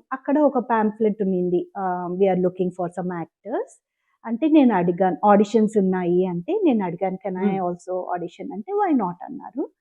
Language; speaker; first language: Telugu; native; Telugu